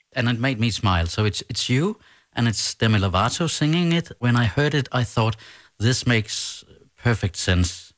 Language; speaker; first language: English; non-native, fluent; Danish